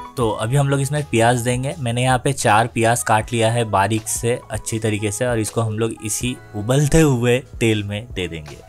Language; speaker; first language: Hindi; native; Hindi